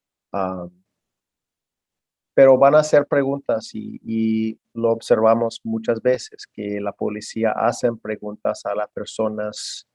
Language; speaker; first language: Spanish; non-native, fluent; English